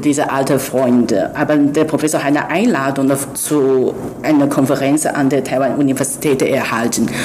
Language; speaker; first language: German; non-native, fluent; Chinese